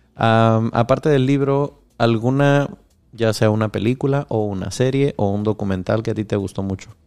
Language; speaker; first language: Spanish; native; Spanish